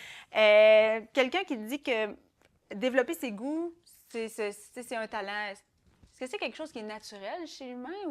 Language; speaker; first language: French; native; French